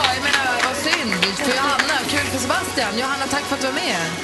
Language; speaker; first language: Swedish; native; Swedish